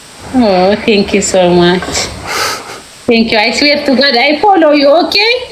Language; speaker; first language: English; non-native, learner; Amharic